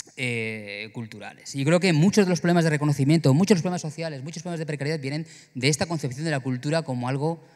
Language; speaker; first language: Spanish; native; Spanish